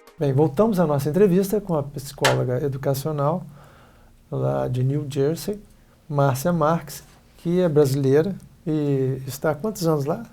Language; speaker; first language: Portuguese; native; Portuguese